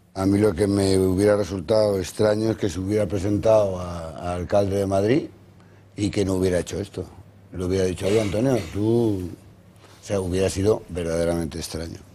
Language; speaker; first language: Spanish; non-native, local second language; Galician